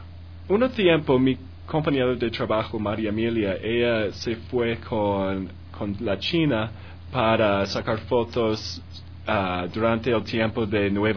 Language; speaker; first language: Spanish; non-native, learner; English